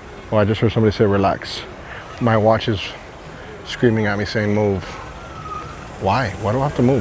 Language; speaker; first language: English; early bilingual, other home language; Spanish